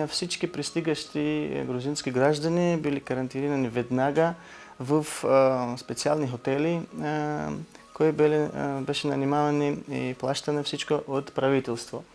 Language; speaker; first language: Bulgarian; non-native, learner; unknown